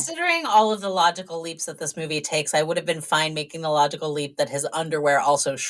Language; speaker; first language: English; native; English